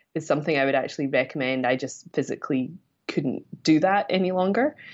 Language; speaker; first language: English; native; English